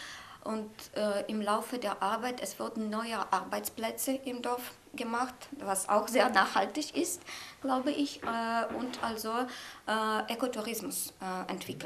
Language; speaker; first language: German; non-native, fluent; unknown